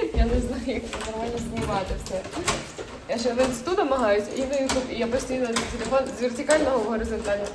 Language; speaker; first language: Ukrainian; native; Ukrainian